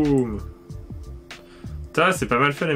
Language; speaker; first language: French; native; French